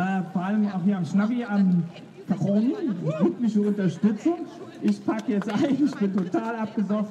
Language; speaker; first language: German; native; German